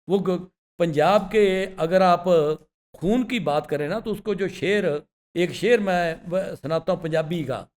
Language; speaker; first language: Urdu; non-native, local second language; Punjabi